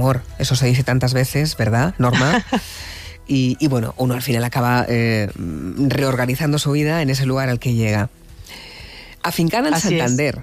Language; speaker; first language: Spanish; native; Spanish